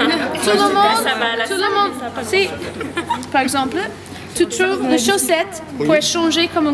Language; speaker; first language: French; non-native, learner; English